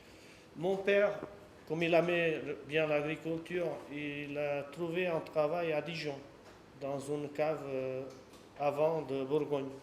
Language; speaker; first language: French; non-native, fluent; Portuguese